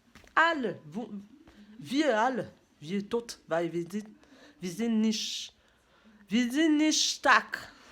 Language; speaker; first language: German; non-native, learner; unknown